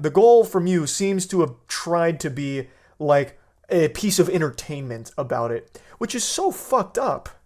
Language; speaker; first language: English; native; English